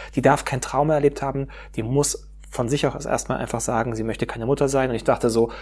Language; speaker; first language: German; native; German